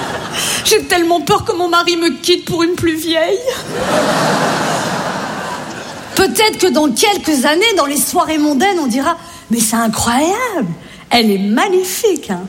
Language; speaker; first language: French; native; French